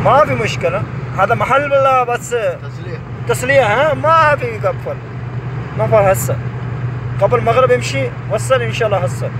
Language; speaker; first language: Arabic; non-native, learner; Urdu